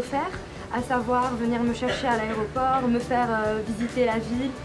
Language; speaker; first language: French; non-native, local second language; Arabic